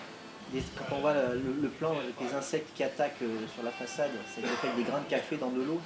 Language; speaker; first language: French; native; French